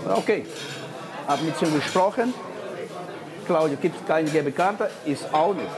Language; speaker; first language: German; non-native, fluent; Spanish